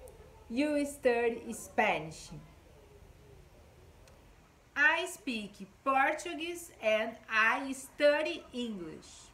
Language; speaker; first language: English; non-native, fluent; Portuguese